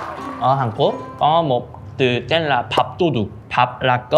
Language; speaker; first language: Vietnamese; non-native, learner; Korean